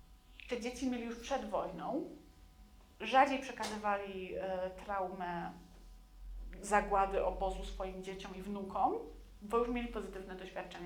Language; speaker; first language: Polish; native; Polish